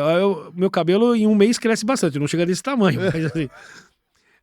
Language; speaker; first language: Portuguese; native; Portuguese